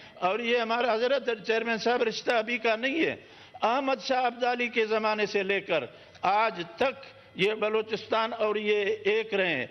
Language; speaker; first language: Urdu; non-native, local second language; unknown